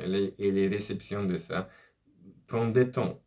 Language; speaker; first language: French; non-native, fluent; Polish